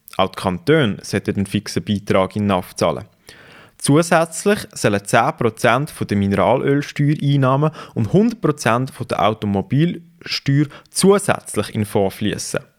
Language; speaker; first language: German; native; German